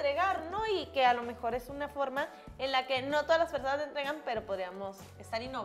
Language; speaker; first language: Spanish; native; Spanish